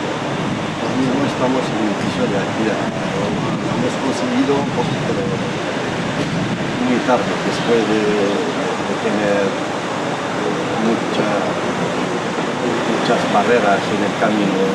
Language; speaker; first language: Spanish; non-native, fluent; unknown